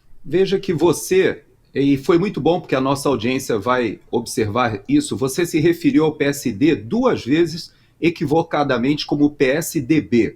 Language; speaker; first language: Portuguese; native; Portuguese